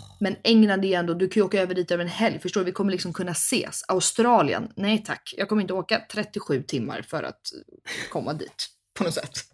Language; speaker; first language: Swedish; native; Swedish